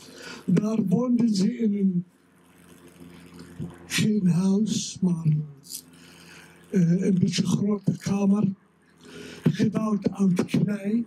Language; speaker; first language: Dutch; non-native, fluent; Arabic